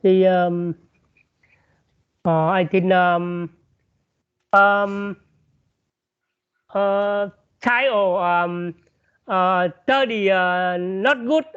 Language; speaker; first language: English; non-native, learner; Vietnamese